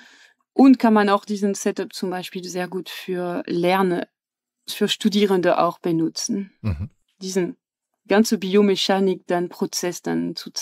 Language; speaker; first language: German; non-native, fluent; French